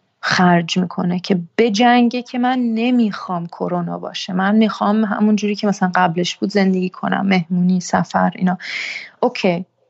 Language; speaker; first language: Persian; early bilingual, heritage; Persian